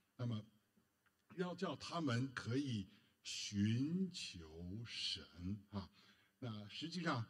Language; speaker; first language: Chinese; native; Chinese